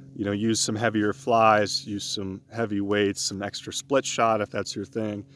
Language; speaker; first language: English; native; English